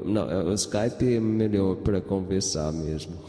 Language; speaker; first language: Portuguese; non-native, fluent; English